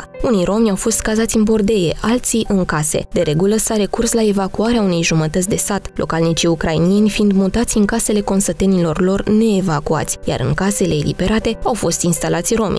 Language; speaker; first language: Romanian; native; Romanian